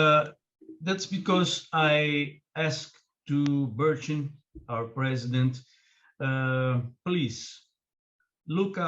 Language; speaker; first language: English; non-native, learner; Portuguese